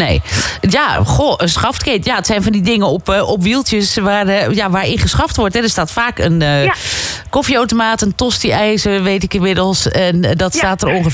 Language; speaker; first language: Dutch; native; Dutch